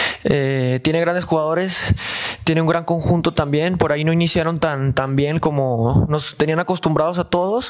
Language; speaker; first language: Spanish; native; Spanish